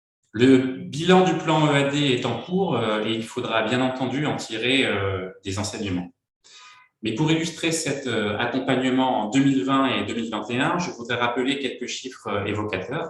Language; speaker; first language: French; native; French